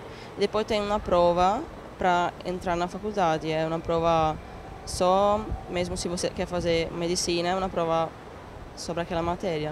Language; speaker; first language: Portuguese; non-native, learner; Italian